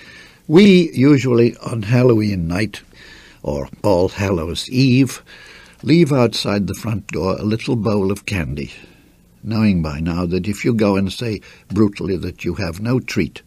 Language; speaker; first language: English; native; English